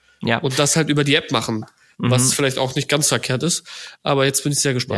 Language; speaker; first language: German; native; German